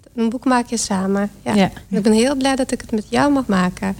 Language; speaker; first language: Dutch; non-native, fluent; Russian